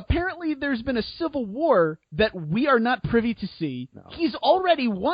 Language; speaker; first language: English; native; English